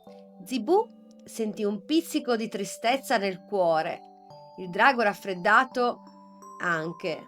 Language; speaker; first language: Italian; native; Italian